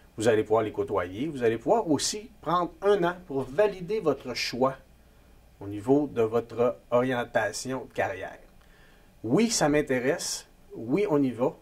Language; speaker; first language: French; native; French